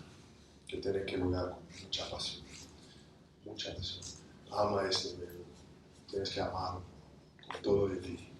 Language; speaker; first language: Spanish; non-native, fluent; English